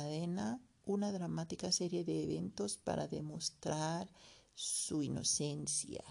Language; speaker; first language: Spanish; non-native, learner; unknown